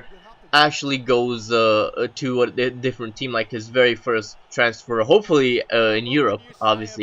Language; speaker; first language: English; native; English